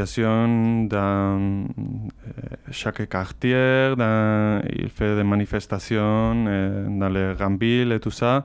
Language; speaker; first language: French; non-native, learner; Spanish